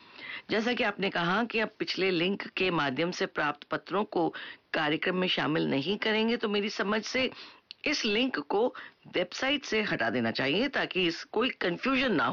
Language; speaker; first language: Hindi; native; Hindi